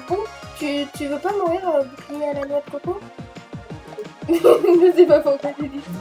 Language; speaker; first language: French; native; French